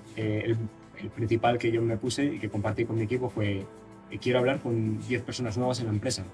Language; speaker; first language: Spanish; native; Spanish